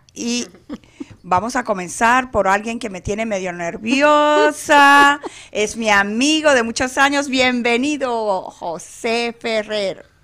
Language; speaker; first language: Spanish; native; Spanish